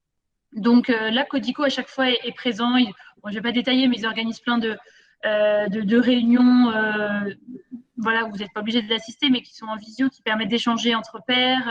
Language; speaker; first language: French; native; French